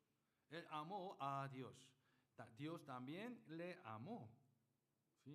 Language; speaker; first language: Spanish; non-native, learner; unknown